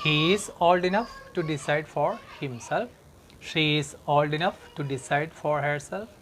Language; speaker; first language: English; non-native, local second language; Malayalam